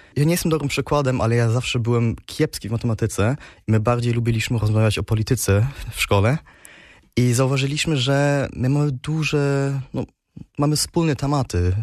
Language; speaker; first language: Polish; early bilingual, heritage; Polish